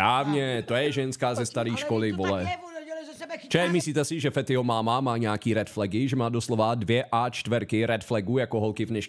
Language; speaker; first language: Czech; native; Czech